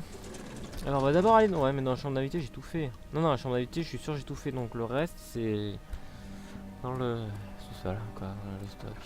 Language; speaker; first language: French; native; French